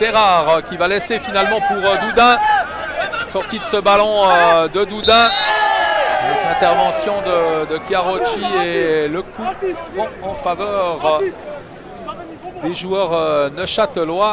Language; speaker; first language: French; native; French